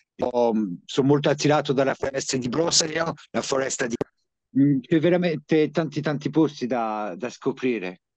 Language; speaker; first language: Italian; early bilingual, heritage; French